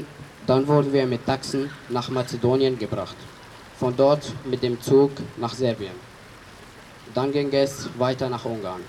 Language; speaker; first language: German; early bilingual, other home language; Arabic